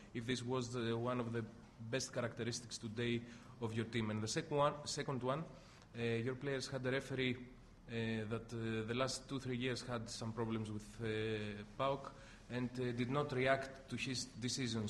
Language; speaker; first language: English; non-native, fluent; Greek